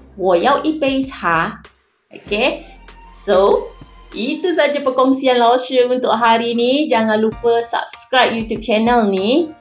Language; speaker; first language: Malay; native; Malay